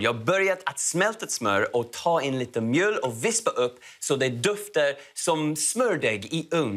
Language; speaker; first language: Swedish; non-native, learner; English